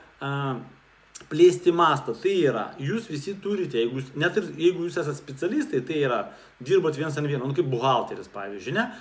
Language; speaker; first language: Lithuanian; non-native, local second language; Russian